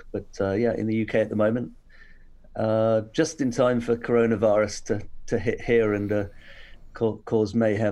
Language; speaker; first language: English; native; English